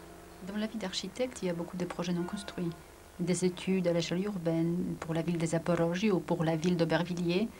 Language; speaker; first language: French; non-native, fluent; Polish